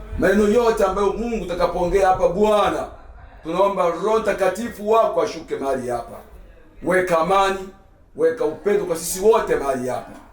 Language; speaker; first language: Swahili; native; Swahili